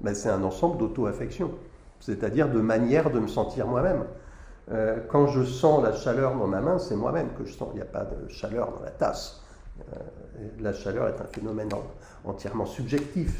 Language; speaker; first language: French; native; French